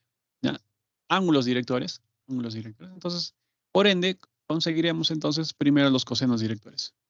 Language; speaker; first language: Spanish; native; Spanish